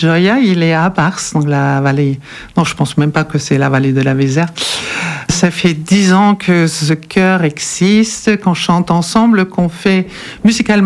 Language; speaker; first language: French; non-native, fluent; German